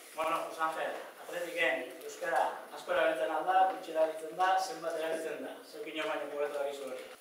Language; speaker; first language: Basque; native; Basque